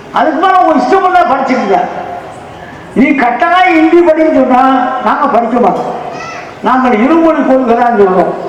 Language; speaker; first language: Tamil; native; Tamil